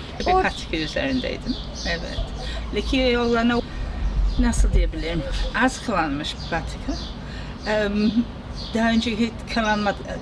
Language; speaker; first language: Turkish; non-native, learner; English